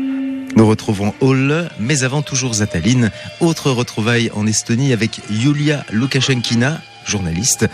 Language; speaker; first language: French; native; French